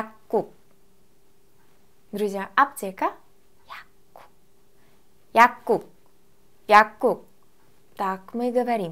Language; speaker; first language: Russian; non-native, fluent; Korean